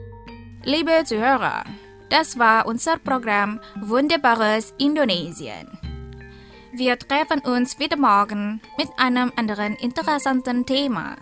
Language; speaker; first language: German; non-native, fluent; Indonesian